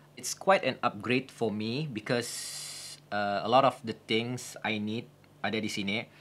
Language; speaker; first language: English; non-native, local second language; Malay